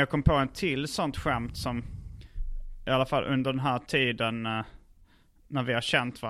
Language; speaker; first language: Swedish; native; Swedish